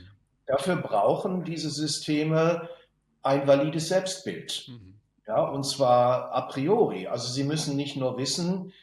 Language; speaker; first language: German; native; German